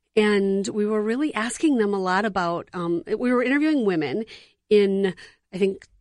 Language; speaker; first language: English; native; English